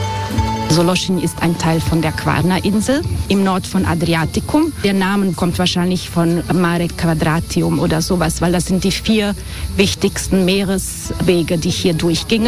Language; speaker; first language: German; non-native, fluent; Croatian